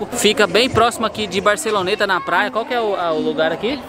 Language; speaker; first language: Portuguese; native; Portuguese